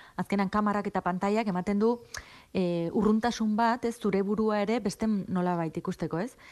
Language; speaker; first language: Basque; native; Basque